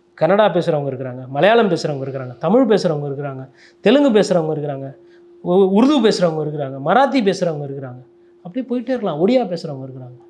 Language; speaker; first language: Tamil; native; Tamil